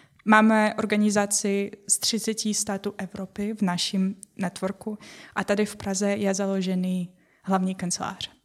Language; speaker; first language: Czech; non-native, fluent; Ukrainian